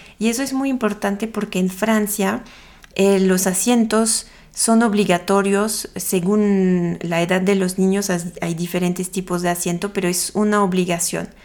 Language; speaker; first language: Spanish; non-native, fluent; French